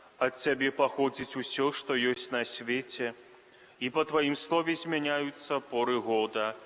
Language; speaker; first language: Belarusian; native; Belarusian